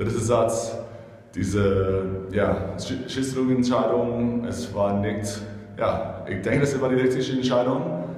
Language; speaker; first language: German; non-native, fluent; English